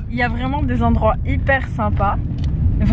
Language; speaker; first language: French; native; French